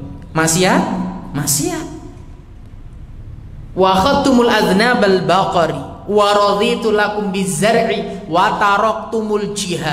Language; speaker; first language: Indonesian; non-native, local second language; Javanese